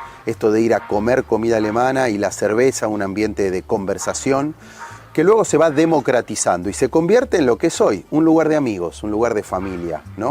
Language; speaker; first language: Spanish; native; Spanish